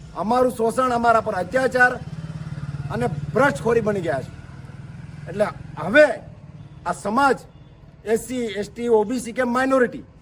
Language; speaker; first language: Gujarati; non-native, local second language; Bhili